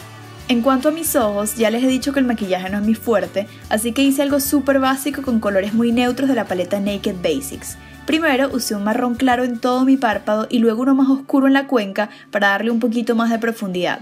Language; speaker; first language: Spanish; native; Spanish